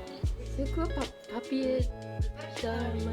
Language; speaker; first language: French; non-native, learner; Japanese